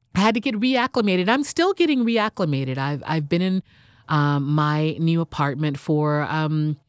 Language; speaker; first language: English; native; English